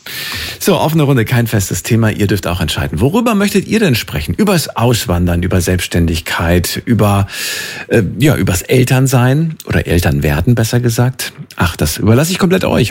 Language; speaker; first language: German; native; German